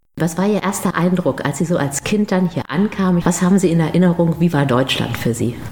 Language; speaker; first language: German; native; German